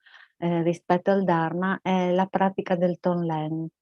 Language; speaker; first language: Italian; native; Italian